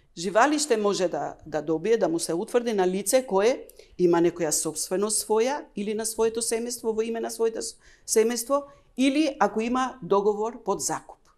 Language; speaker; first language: Macedonian; non-native, local second language; Albanian